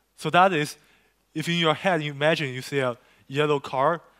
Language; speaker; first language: English; non-native, fluent; Chinese